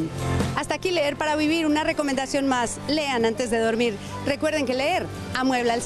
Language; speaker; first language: Spanish; native; Spanish